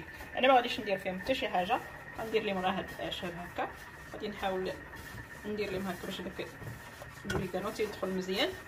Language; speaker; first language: Arabic; native; Arabic